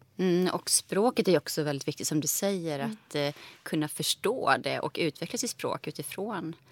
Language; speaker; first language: Swedish; early bilingual, other home language; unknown